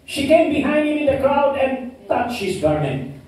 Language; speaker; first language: English; non-native, local second language; Filipino